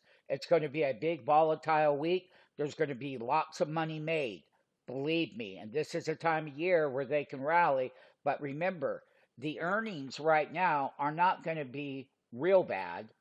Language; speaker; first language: English; native; English